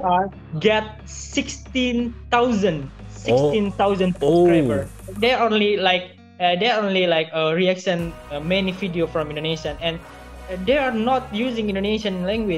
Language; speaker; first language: English; non-native, learner; Indonesian